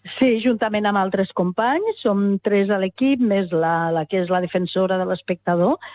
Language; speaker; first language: Catalan; native; Catalan